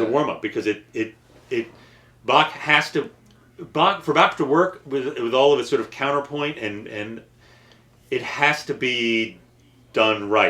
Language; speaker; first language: English; native; English